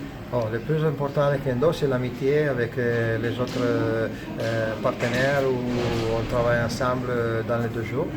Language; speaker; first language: French; non-native, fluent; Italian